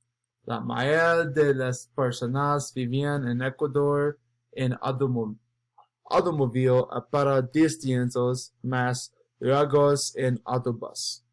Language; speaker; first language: Spanish; non-native, learner; English